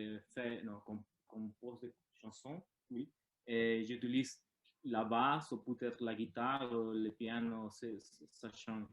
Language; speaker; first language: French; non-native, learner; Spanish